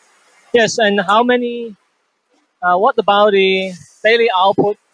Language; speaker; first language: English; non-native, fluent; Chinese